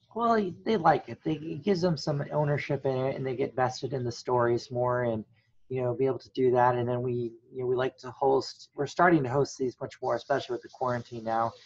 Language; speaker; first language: English; native; English